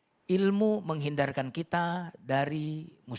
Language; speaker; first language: Indonesian; native; Indonesian